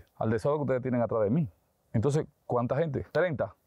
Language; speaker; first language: Spanish; native; Spanish